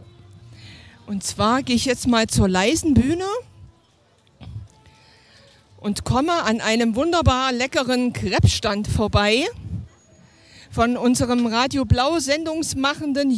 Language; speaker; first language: German; native; German